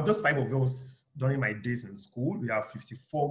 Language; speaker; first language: English; non-native, local second language; Yoruba